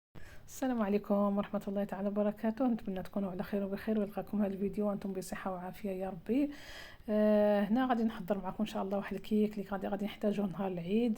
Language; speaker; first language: Arabic; native; Arabic